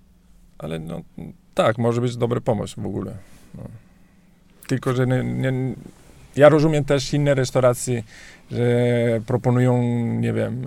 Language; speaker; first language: Polish; non-native, learner; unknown